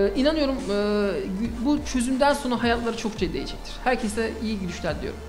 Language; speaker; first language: Turkish; early bilingual, heritage; Turkish